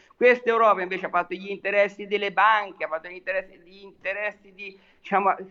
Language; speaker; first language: Italian; native; Italian